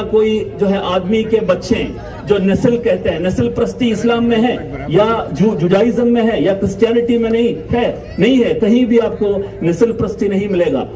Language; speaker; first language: Urdu; non-native, local second language; Malayalam